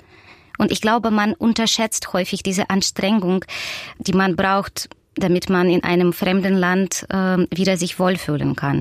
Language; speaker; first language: German; non-native, fluent; Russian